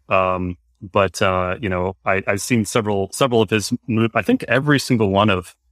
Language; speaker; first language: English; native; English